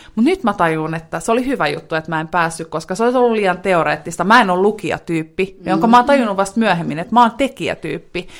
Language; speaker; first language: Finnish; native; Finnish